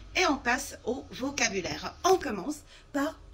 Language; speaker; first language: French; non-native, fluent; Arabic